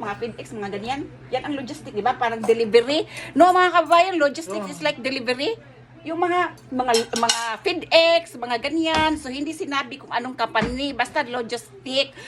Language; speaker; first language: Filipino; non-native, local second language; Cebuano